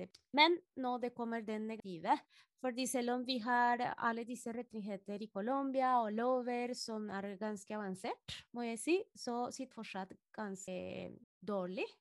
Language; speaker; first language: Norwegian; non-native, fluent; Spanish